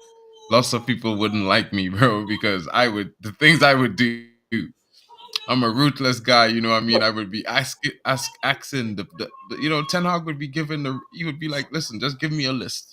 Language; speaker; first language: English; native; English